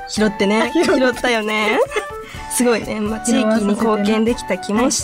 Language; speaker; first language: Japanese; native; Japanese